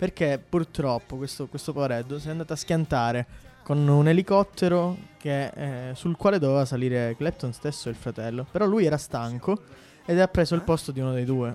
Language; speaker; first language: Italian; native; Italian